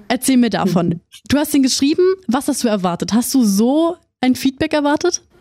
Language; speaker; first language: German; native; German